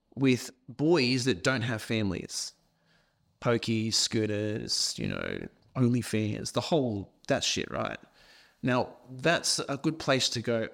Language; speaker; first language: English; native; English